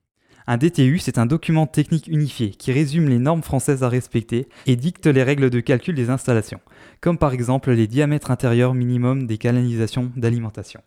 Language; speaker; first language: French; native; French